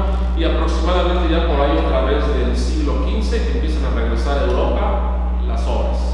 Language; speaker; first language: Spanish; native; Spanish